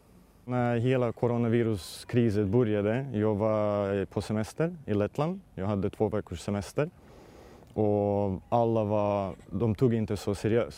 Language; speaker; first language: Swedish; non-native, learner; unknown